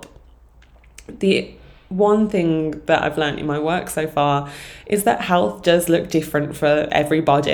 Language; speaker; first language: English; native; English